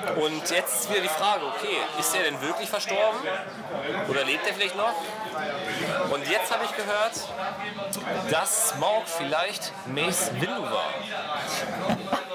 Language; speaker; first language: German; native; German